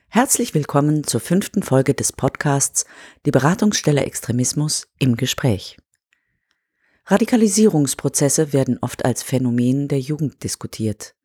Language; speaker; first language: German; native; German